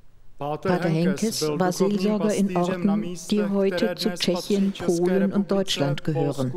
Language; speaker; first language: German; native; German